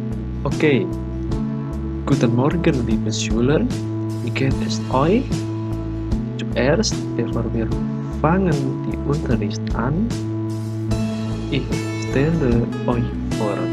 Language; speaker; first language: German; non-native, learner; Indonesian